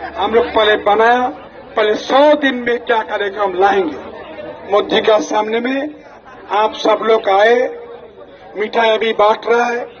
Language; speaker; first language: Hindi; non-native, local second language; Bangla